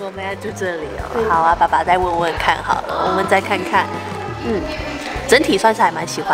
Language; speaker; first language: Chinese; native; Chinese